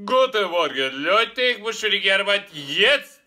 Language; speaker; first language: German; non-native, learner; Russian